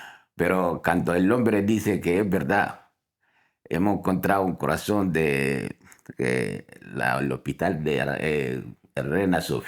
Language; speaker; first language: Spanish; non-native, fluent; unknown